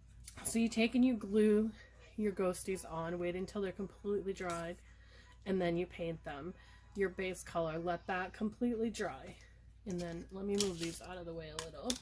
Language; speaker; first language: English; native; English